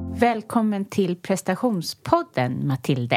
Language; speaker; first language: Swedish; native; Swedish